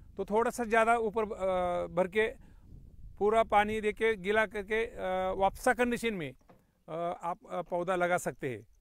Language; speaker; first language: Hindi; non-native, local second language; Marathi